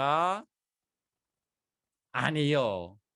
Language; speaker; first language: Korean; non-native, fluent; English